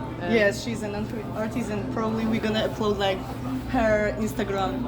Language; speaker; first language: English; non-native, fluent; Polish